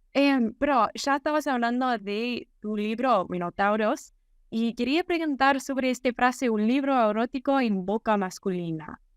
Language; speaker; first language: Spanish; non-native, fluent; English